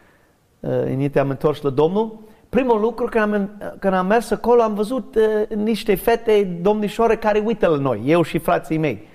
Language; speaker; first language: Romanian; non-native, learner; English